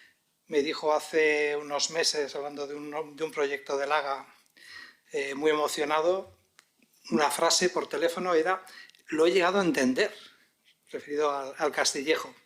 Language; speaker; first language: Spanish; native; Spanish